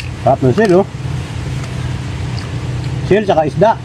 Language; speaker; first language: Filipino; native; Filipino